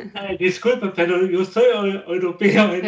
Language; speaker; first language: Spanish; non-native, learner; German